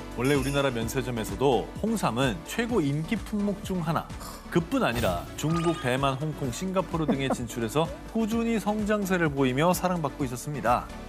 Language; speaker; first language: Korean; native; Korean